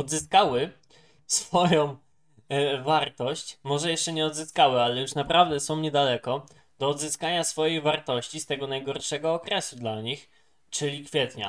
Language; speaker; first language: Polish; native; Polish